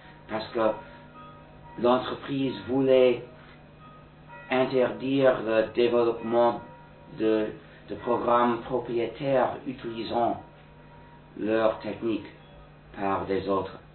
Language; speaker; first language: French; non-native, fluent; English